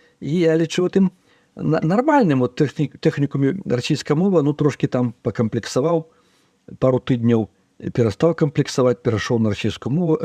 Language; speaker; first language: Belarusian; native; Belarusian